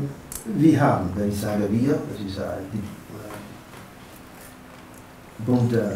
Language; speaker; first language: German; non-native, fluent; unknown